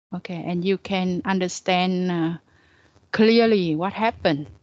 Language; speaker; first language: English; non-native, learner; Vietnamese